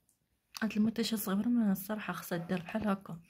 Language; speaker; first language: Arabic; native; Arabic